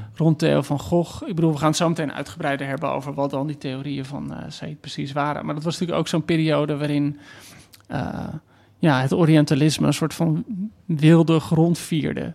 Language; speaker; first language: Dutch; native; Dutch